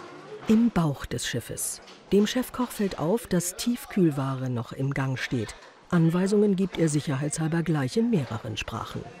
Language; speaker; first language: German; native; German